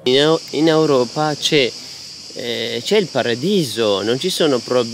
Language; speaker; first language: Italian; non-native, fluent; Kurdish